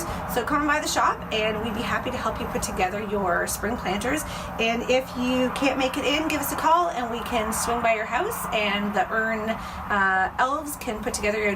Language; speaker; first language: English; native; English